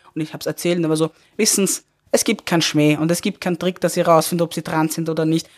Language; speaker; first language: German; early bilingual, other home language; Persian